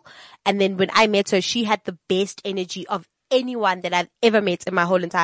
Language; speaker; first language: English; non-native, local second language; Tswana